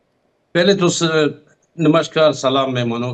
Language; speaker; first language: Hindi; non-native, fluent; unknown